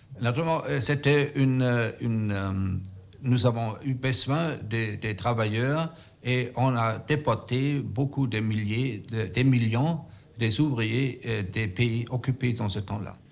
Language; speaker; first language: French; non-native, fluent; German